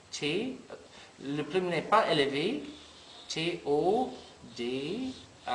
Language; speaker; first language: French; non-native, learner; English